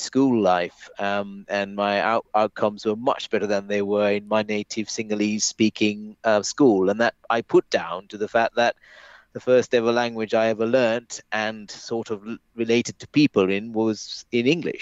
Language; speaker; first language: English; native; English